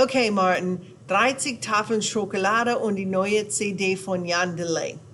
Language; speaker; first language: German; non-native, fluent; English